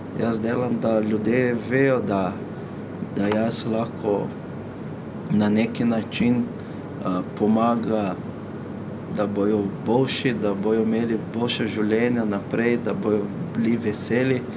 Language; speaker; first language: Slovenian; non-native, fluent; Portuguese